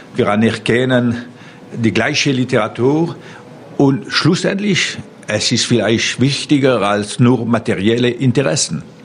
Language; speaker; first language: German; non-native, local second language; French